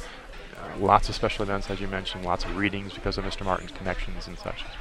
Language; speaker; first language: English; native; English